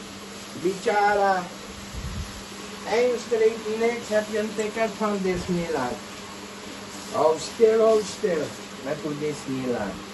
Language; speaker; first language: Dutch; non-native, local second language; Caribbean Hindustani